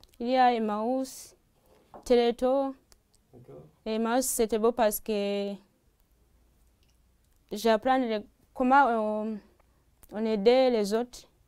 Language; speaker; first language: French; non-native, learner; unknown